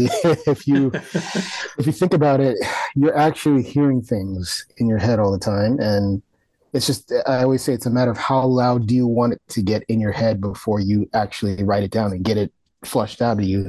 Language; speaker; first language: English; native; English